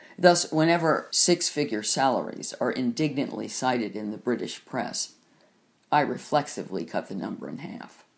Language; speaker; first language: English; native; English